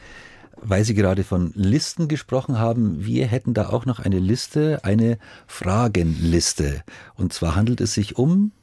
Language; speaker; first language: German; native; German